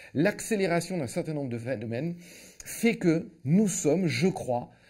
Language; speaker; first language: French; native; French